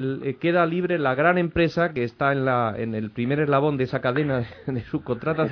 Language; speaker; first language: Spanish; native; Spanish